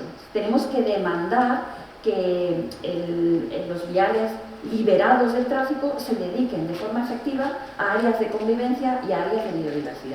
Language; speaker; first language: Spanish; native; Spanish